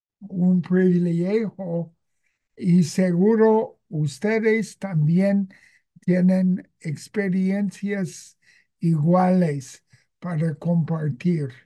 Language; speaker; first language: Spanish; non-native, fluent; English